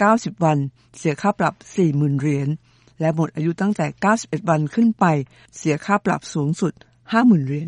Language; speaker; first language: Thai; native; Thai